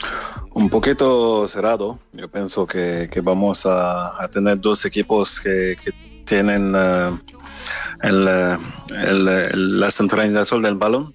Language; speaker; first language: Spanish; non-native, fluent; French